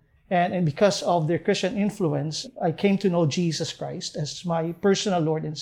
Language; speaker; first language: English; non-native, local second language; Hiligaynon